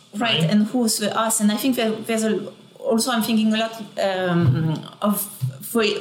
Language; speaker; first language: English; non-native, fluent; French